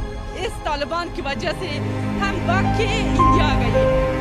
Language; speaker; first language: Hindi; non-native, learner; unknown